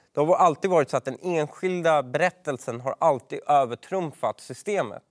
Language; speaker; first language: Swedish; early bilingual, other home language; Persian